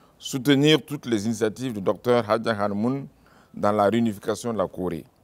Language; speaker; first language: French; non-native, local second language; Mossi